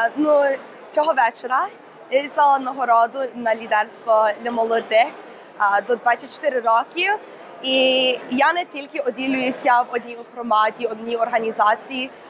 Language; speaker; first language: Ukrainian; early bilingual, heritage; Ukrainian